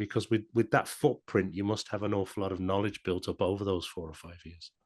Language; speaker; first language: English; native; English